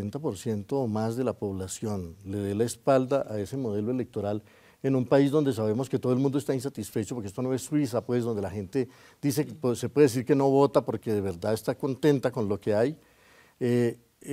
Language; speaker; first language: Spanish; native; Spanish